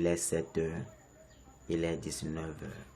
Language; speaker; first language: French; non-native, fluent; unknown